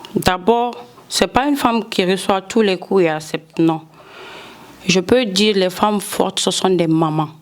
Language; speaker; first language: French; non-native, local second language; Fula